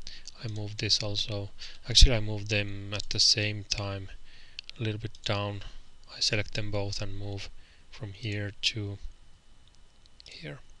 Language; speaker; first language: English; non-native, fluent; Finnish